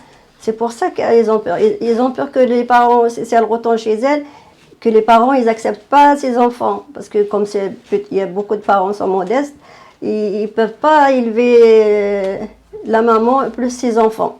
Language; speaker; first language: French; non-native, fluent; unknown